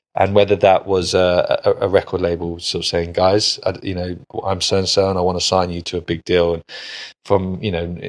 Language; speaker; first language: English; native; English